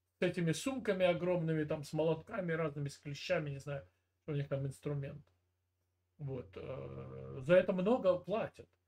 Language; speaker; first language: Russian; native; Russian